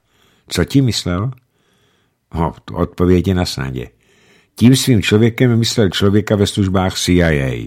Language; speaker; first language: Czech; native; Czech